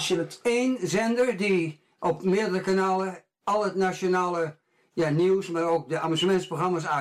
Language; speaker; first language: Dutch; native; Dutch